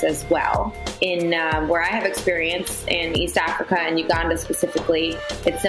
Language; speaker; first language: English; native; English